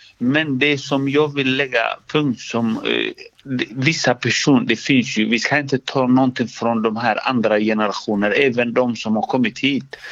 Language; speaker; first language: Swedish; early bilingual, other home language; Somali